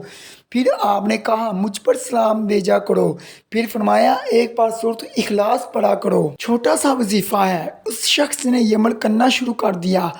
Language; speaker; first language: Urdu; native; Urdu